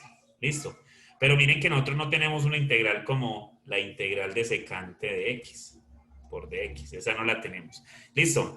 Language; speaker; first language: Spanish; native; Spanish